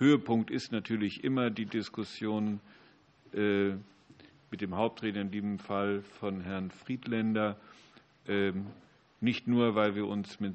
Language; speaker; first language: German; native; German